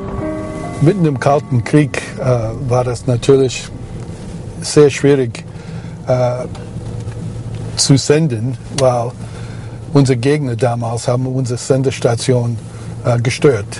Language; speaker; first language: German; non-native, fluent; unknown